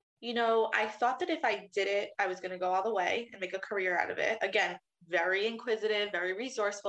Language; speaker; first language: English; native; English